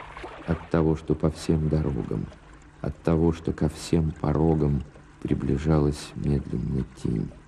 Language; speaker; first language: Russian; native; Russian